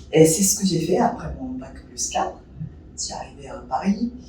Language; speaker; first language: French; non-native, fluent; Japanese